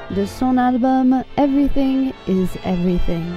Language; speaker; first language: French; non-native, fluent; English